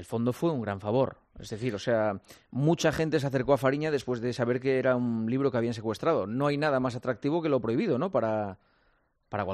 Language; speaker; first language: Spanish; native; Spanish